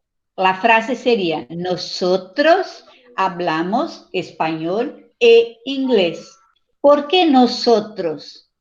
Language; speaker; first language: Spanish; non-native, fluent; Portuguese